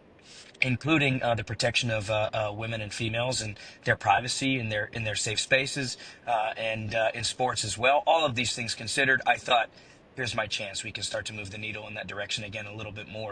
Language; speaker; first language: English; native; English